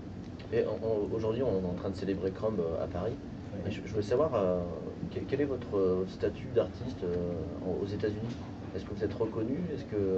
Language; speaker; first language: French; native; French